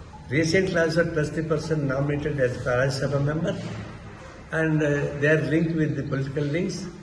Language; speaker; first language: English; non-native, local second language; Telugu